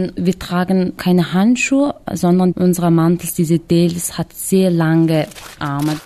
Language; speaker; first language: German; non-native, learner; Mongolian